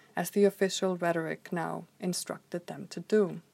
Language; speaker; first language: English; non-native, fluent; Icelandic